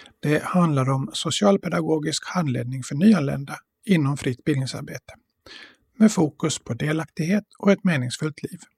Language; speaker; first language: Swedish; native; Swedish